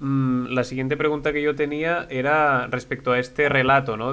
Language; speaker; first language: Spanish; native; Spanish